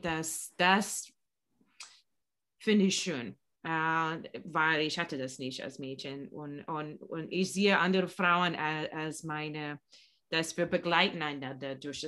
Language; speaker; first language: German; non-native, learner; English